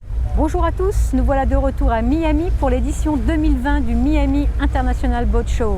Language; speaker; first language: French; native; French